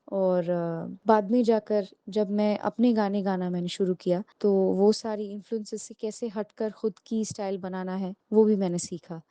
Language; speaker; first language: Hindi; non-native, local second language; Bangla